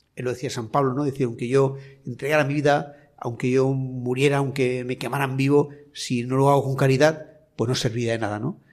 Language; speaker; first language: Spanish; native; Spanish